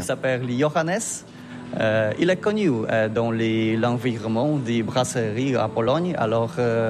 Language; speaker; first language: French; non-native, learner; Polish